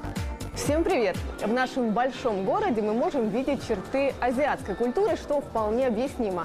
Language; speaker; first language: Russian; native; Russian